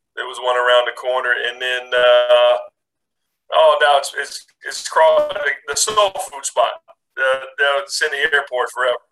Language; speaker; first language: English; native; English